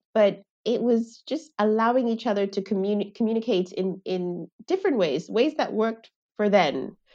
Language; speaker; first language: English; non-native, local second language; Yoruba